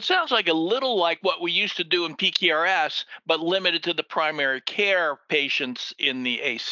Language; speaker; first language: English; native; English